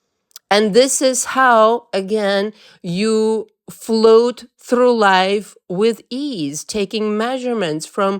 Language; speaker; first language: English; non-native, fluent; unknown